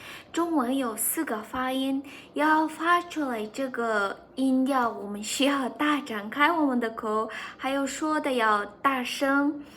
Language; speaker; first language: Chinese; non-native, fluent; Mongolian